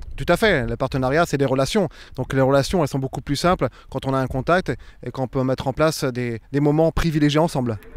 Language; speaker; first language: French; native; French